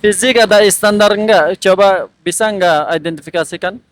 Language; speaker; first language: Indonesian; non-native, fluent; Persian